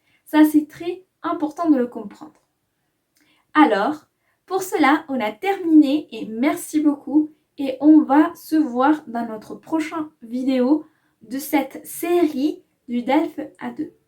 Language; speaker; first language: French; non-native, fluent; Spanish